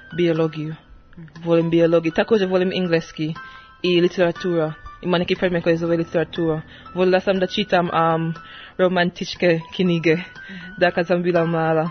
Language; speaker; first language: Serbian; non-native, learner; English